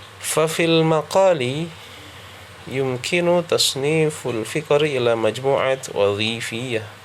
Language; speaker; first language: Arabic; non-native, fluent; Indonesian